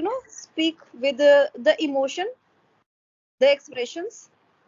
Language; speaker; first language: English; non-native, local second language; Hindi